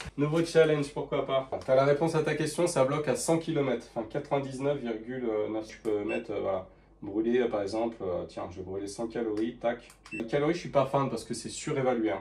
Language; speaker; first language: French; native; French